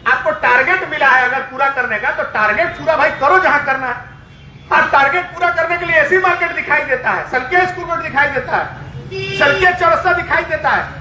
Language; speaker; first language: Hindi; non-native, local second language; Bangla